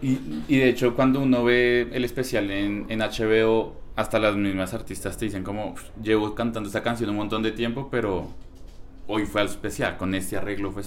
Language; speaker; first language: Spanish; native; Spanish